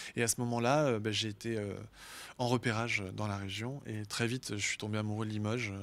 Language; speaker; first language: French; native; French